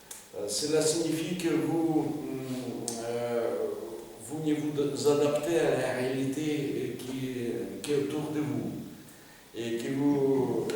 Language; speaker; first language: French; non-native, fluent; Russian